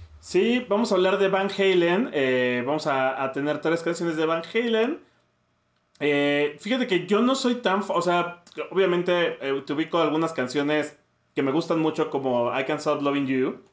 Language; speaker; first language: Spanish; native; Spanish